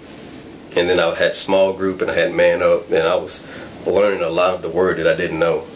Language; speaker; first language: English; native; English